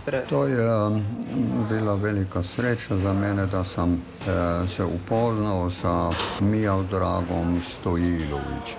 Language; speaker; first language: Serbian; non-native, fluent; German